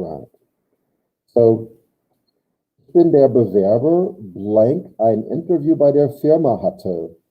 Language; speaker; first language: German; non-native, fluent; English